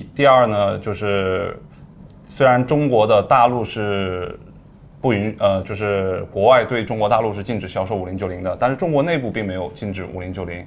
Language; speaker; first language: Chinese; native; Chinese